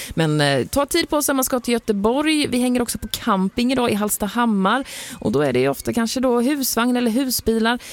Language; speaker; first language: Swedish; native; Swedish